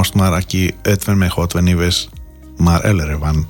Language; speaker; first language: Hungarian; non-native, fluent; Greek